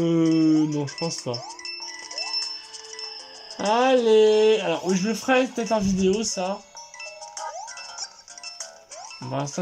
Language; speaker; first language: French; native; French